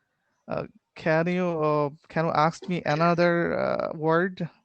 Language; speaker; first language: English; non-native, learner; Bangla